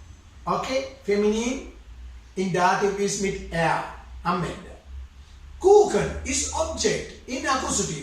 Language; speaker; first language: German; non-native, fluent; Sinhala